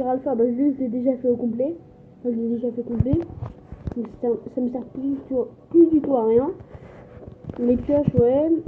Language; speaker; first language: French; native; French